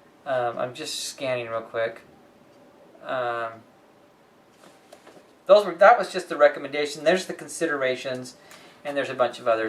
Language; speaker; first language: English; native; English